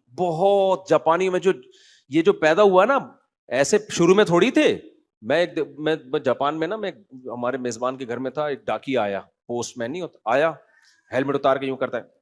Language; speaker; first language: Urdu; native; Urdu